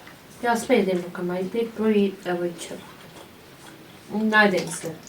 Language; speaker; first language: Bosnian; non-native, learner; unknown